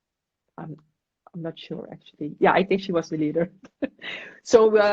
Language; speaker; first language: English; non-native, fluent; Dutch